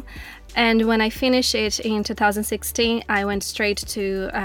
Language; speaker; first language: English; non-native, fluent; Portuguese